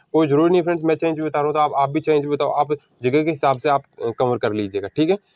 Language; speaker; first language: Hindi; native; Hindi